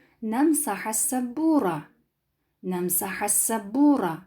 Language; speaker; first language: Arabic; non-native, learner; Kyrgyz